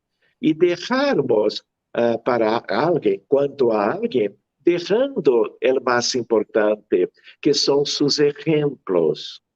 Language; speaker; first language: Spanish; non-native, fluent; Portuguese